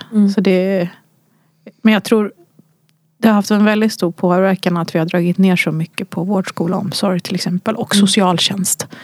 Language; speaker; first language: Swedish; early bilingual, other home language; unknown